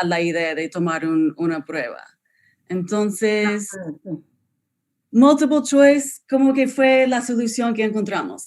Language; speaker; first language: Spanish; non-native, fluent; English